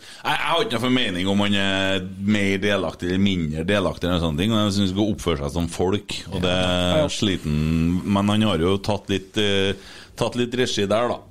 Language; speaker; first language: Norwegian; native; Norwegian